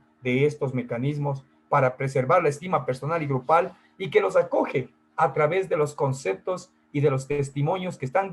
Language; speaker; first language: Spanish; native; Spanish